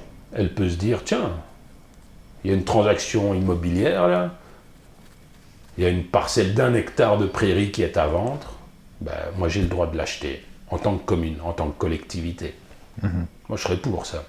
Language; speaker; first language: French; native; French